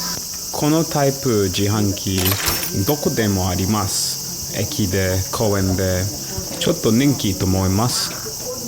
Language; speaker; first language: Japanese; non-native, learner; English